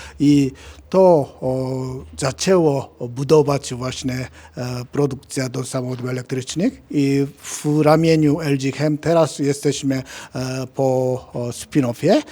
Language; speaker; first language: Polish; non-native, learner; Korean